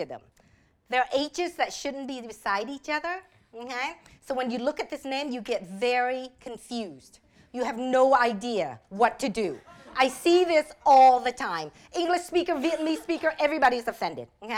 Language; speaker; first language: English; early bilingual, other home language; Vietnamese